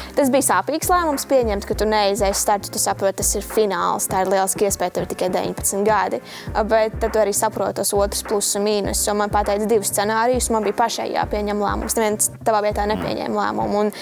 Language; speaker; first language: Latvian; native; Latvian